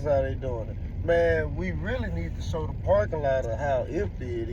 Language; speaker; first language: English; native; English